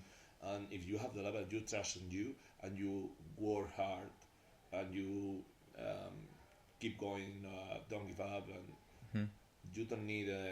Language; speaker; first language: English; non-native, learner; Spanish